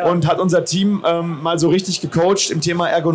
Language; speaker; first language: German; native; German